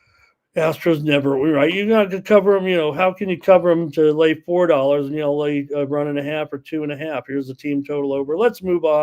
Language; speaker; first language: English; native; English